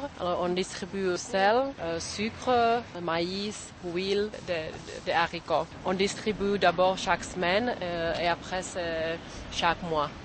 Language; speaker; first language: French; non-native, fluent; Czech